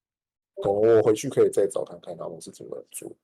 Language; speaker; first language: Chinese; native; Chinese